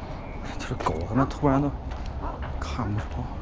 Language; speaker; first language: Chinese; native; Chinese